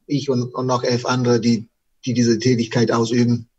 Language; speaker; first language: German; native; German